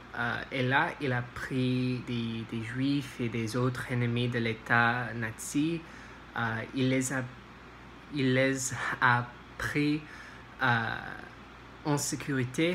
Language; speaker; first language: French; non-native, learner; English